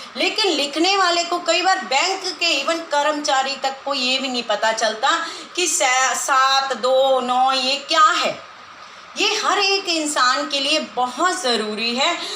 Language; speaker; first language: Hindi; non-native, local second language; Punjabi